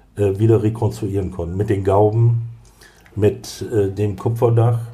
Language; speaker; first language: German; native; German